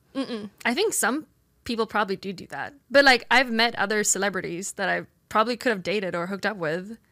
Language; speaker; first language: English; non-native, fluent; Swedish